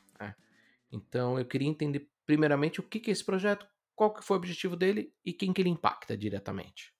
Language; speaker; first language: Portuguese; native; Portuguese